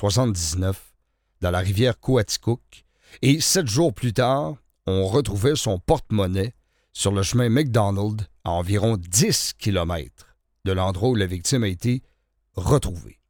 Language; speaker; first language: French; native; French